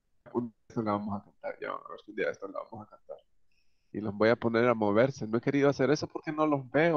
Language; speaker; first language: Spanish; native; Spanish